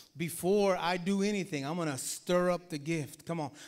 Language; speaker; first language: English; early bilingual, other home language; Spanish